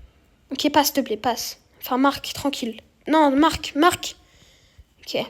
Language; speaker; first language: French; native; French